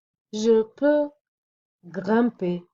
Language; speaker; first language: French; non-native, fluent; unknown